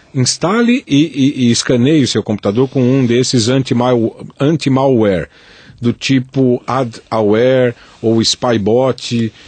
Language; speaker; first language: Portuguese; native; Portuguese